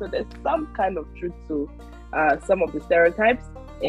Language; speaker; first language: English; non-native, local second language; Yoruba